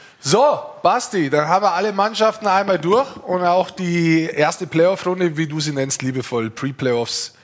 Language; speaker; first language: German; native; German